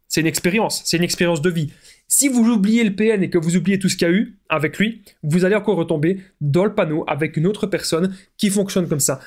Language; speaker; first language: French; native; French